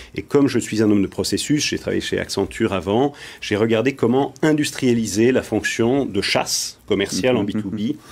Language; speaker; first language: French; native; French